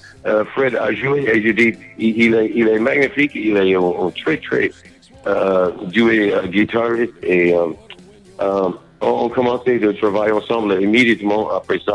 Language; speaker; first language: French; non-native, learner; English